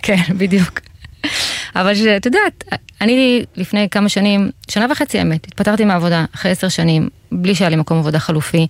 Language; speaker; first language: Hebrew; native; Hebrew